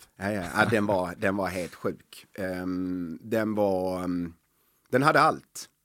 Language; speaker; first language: Swedish; native; Swedish